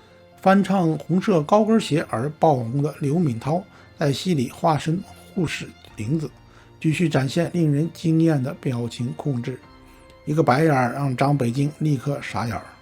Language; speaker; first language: Chinese; native; Chinese